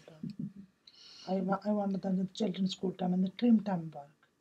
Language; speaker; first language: English; non-native, learner; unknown